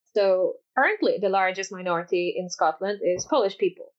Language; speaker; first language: English; non-native, fluent; Polish